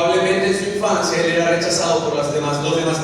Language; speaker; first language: Spanish; native; Spanish